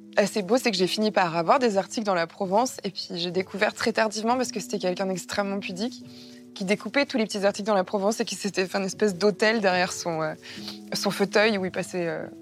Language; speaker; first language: French; native; French